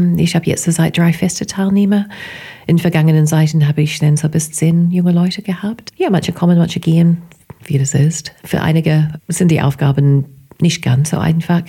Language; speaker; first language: German; non-native, fluent; English